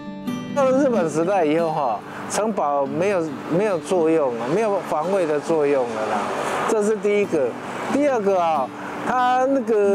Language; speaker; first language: Chinese; native; Chinese